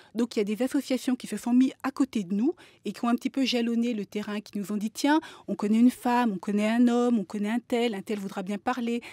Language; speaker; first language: French; native; French